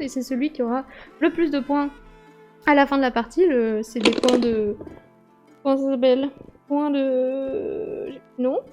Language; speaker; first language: French; native; French